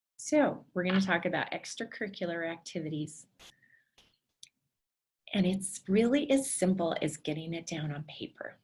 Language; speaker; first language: English; native; English